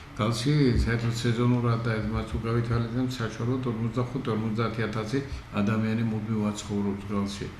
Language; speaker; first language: Georgian; native; Georgian